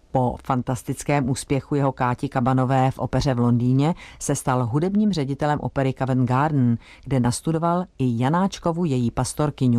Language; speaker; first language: Czech; native; Czech